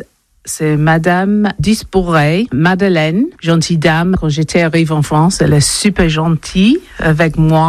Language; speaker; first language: French; non-native, learner; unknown